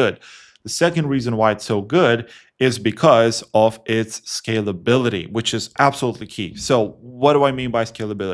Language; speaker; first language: English; non-native, fluent; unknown